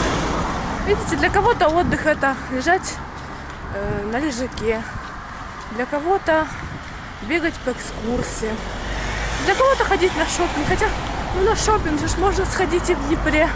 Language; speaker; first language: Russian; native; Russian